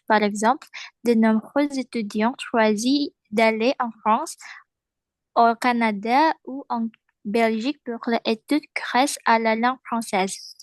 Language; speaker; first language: French; non-native, learner; Indonesian